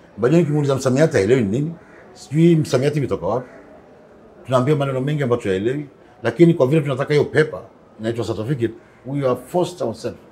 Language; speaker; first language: Swahili; non-native, local second language; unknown